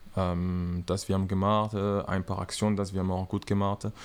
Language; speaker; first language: German; non-native, learner; French